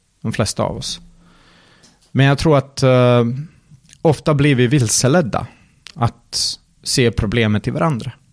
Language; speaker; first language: Swedish; early bilingual, other home language; Serbian